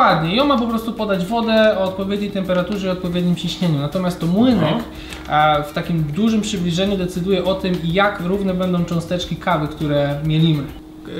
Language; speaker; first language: Polish; native; Polish